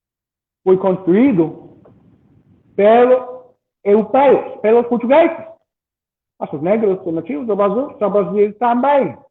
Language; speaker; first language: Portuguese; non-native, learner; English